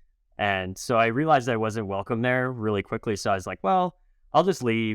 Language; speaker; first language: English; native; English